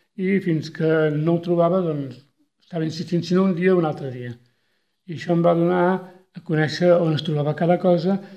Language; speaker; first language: Catalan; native; Catalan